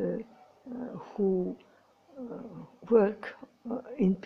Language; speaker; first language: English; non-native, learner; Croatian